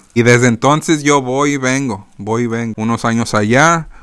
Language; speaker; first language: Spanish; native; Spanish